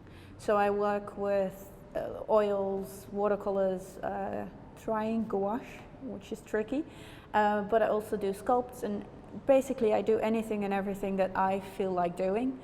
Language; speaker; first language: English; non-native, fluent; Dutch